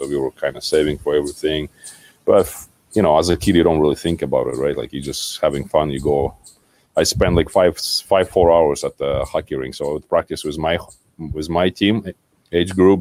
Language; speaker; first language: English; non-native, fluent; Kazakh